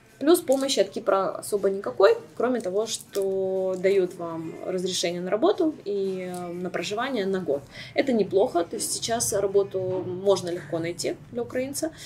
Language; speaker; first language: Russian; native; Russian